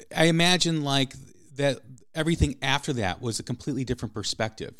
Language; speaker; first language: English; native; English